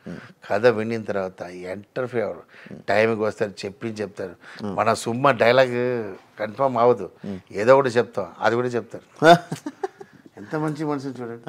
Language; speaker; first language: Telugu; non-native, local second language; Tamil